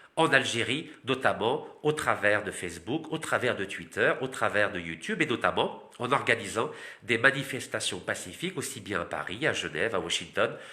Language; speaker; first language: French; non-native, local second language; Arabic